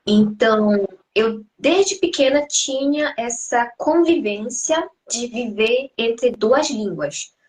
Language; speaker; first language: Portuguese; early bilingual, heritage; Portuguese